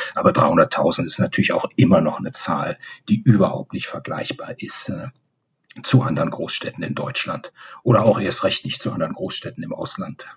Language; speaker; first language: German; native; German